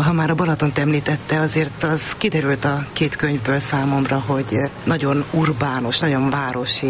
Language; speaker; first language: Hungarian; native; Hungarian